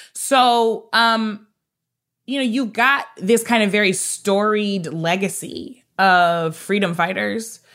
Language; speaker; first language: English; native; English